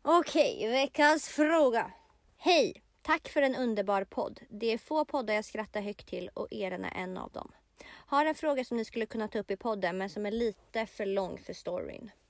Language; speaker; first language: Swedish; native; Swedish